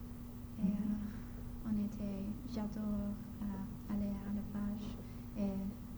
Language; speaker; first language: French; non-native, learner; English